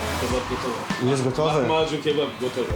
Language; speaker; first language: Polish; non-native, learner; Turkish